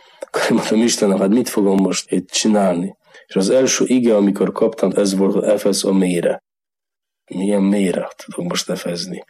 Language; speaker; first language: Hungarian; non-native, learner; Polish